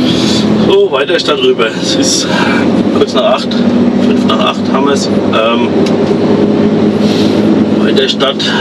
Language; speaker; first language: German; native; German